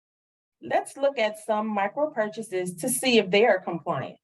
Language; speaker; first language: English; native; English